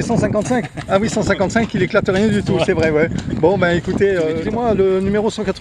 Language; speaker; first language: French; native; French